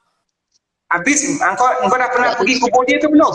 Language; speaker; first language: Malay; native; Malay